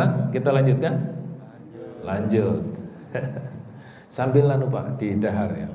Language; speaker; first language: Indonesian; native; Indonesian